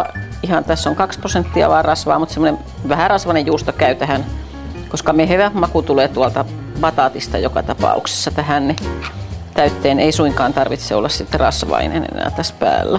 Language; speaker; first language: Finnish; native; Finnish